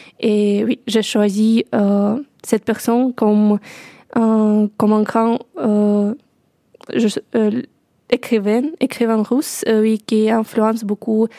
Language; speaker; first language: French; non-native, learner; Russian